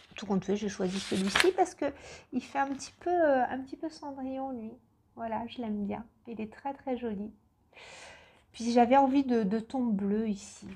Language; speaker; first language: French; native; French